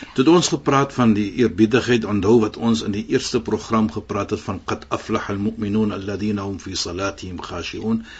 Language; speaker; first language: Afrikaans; non-native, fluent; Arabic